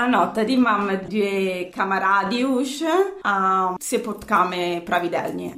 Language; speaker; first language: Czech; non-native, learner; Italian